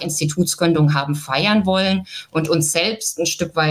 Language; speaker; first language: German; native; German